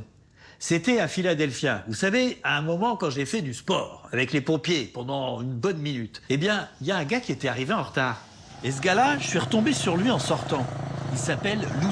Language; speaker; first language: French; native; French